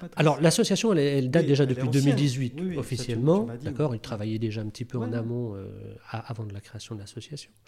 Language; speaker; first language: French; native; French